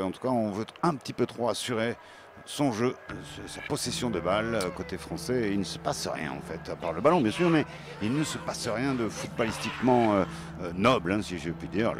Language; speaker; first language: French; native; French